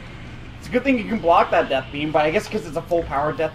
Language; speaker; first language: English; native; English